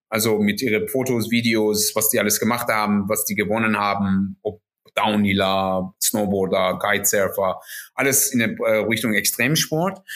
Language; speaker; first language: German; non-native, fluent; Persian